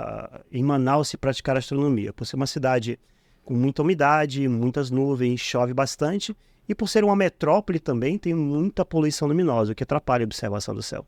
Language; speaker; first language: Portuguese; native; Portuguese